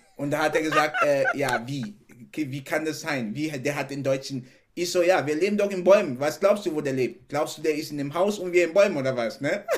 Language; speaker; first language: German; non-native, fluent; French